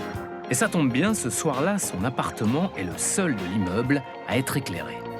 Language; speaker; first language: French; native; French